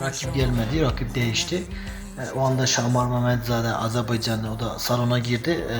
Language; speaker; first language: Turkish; non-native, fluent; Persian